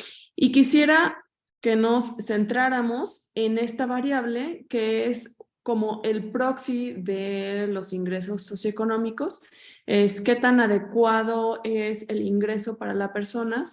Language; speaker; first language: Spanish; native; Spanish